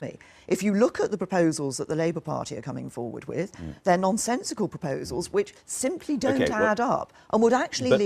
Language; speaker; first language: English; native; English